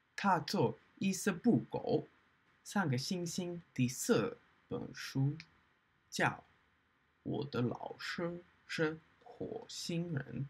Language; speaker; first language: Chinese; non-native, fluent; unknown